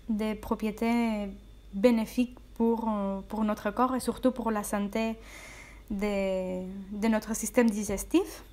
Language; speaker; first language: French; non-native, fluent; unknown